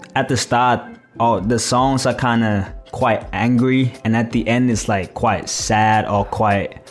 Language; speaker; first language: English; non-native, fluent; Thai